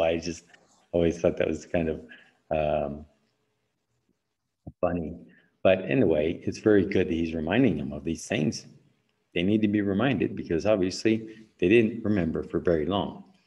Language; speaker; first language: English; native; English